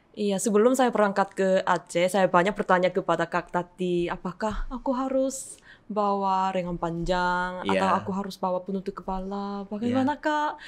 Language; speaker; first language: Indonesian; non-native, fluent; Korean